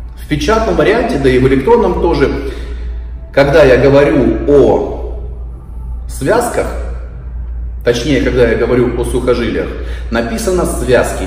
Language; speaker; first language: Russian; native; Russian